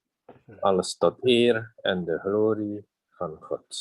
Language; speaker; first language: Dutch; non-native, fluent; Indonesian